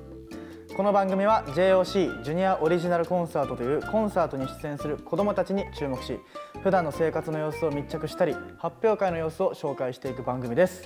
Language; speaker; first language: Japanese; native; Japanese